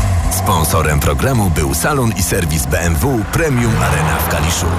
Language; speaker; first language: Polish; native; Polish